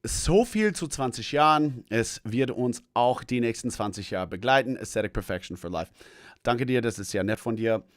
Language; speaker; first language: German; non-native, fluent; English